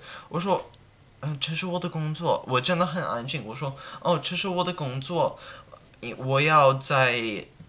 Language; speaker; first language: Chinese; non-native, learner; English